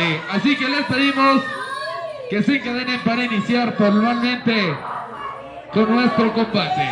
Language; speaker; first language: Spanish; native; Spanish